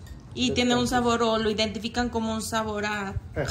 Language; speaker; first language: Spanish; native; Spanish